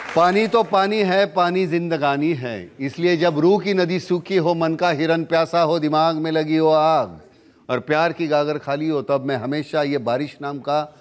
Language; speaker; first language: Hindi; non-native, local second language; Marathi